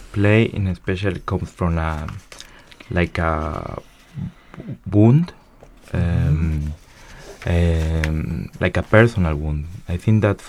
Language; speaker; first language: English; non-native, fluent; Spanish